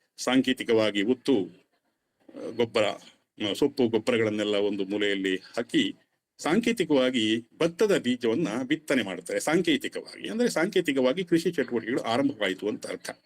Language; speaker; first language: Kannada; non-native, local second language; Tulu